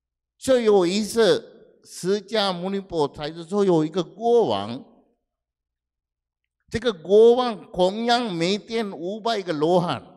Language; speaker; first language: Chinese; non-native, fluent; Sinhala